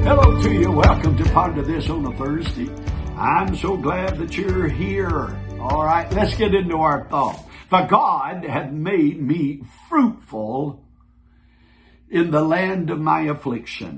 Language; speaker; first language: English; native; English